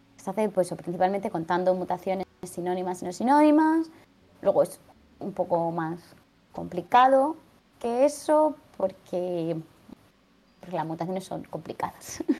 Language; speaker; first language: Spanish; native; Spanish